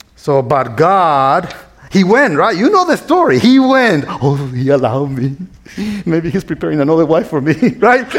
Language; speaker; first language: English; non-native, fluent; Spanish